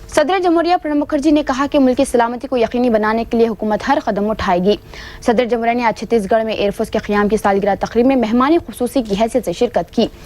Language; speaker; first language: Urdu; native; Urdu